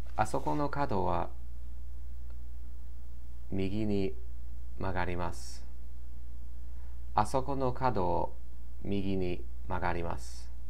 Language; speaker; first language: Japanese; non-native, learner; English